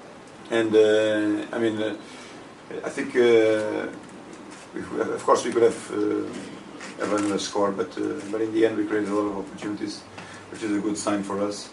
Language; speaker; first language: English; non-native, fluent; Portuguese